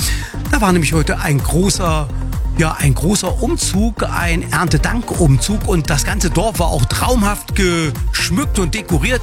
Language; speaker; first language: German; native; German